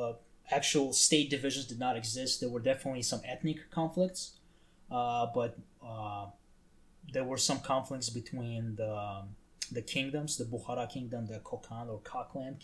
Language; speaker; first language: English; non-native, fluent; Tajik